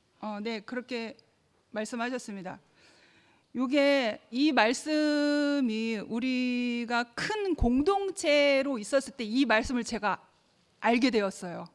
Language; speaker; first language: Korean; native; Korean